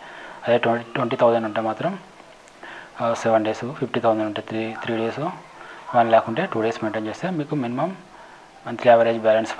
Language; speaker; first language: Telugu; native; Telugu